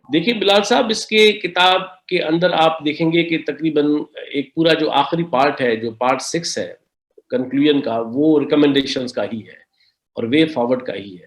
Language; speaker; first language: Urdu; non-native, local second language; Sindhi